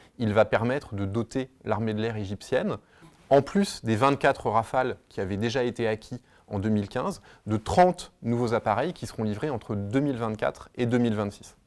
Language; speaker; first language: French; native; French